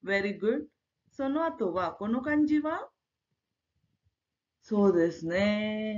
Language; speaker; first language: Japanese; non-native, fluent; Marathi